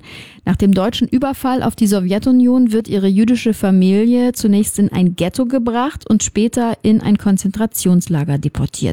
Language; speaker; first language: German; native; German